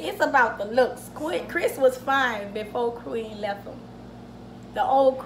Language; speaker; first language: English; native; English